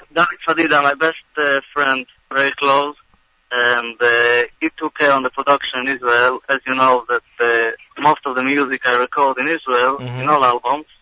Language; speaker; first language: English; non-native, fluent; Hebrew